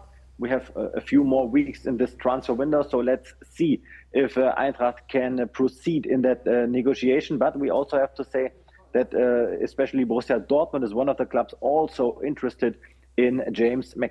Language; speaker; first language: English; non-native, fluent; German